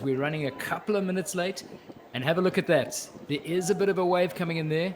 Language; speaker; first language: English; native; English